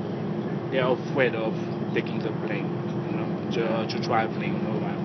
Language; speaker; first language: English; non-native, fluent; French